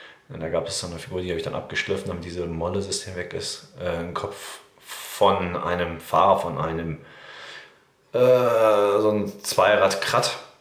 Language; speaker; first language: German; native; German